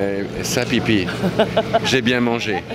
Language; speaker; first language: French; native; French